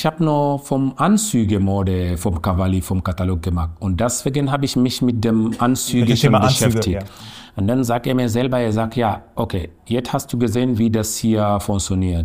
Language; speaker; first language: German; non-native, learner; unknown